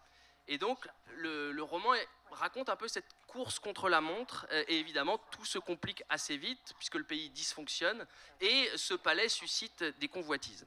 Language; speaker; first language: French; native; French